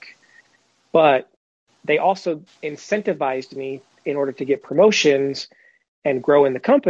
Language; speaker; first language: English; native; English